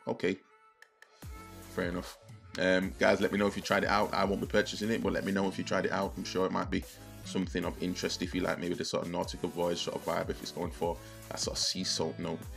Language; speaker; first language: English; native; English